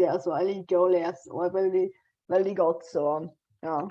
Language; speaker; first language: Norwegian; non-native, fluent; Polish